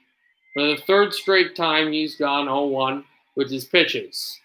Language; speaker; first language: English; native; English